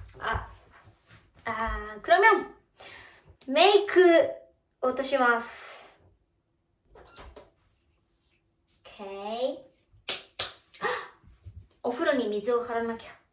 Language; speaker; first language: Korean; non-native, learner; Japanese